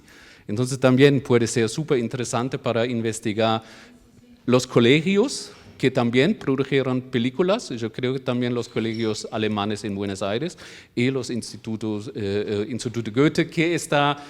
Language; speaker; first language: Spanish; non-native, fluent; German